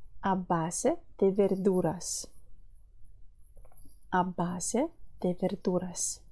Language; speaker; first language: Spanish; non-native, fluent; Ukrainian